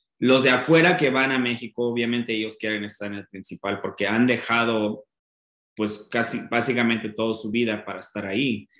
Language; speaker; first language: Spanish; non-native, fluent; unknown